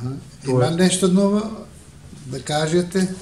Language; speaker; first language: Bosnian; early bilingual, heritage; Bosnian